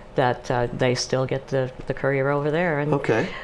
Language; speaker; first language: English; native; English